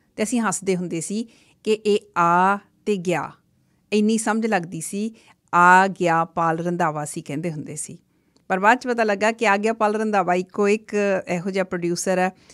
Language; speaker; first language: Punjabi; native; Punjabi